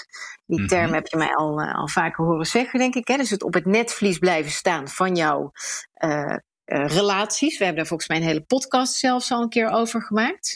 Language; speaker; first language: Dutch; native; Dutch